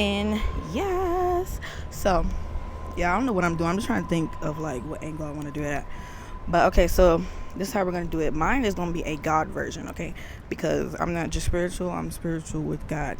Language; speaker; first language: English; native; English